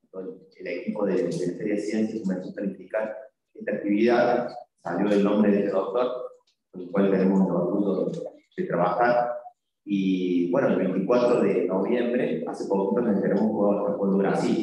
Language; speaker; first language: Spanish; native; Spanish